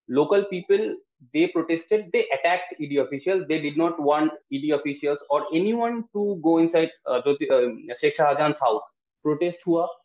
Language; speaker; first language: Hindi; non-native, local second language; Bangla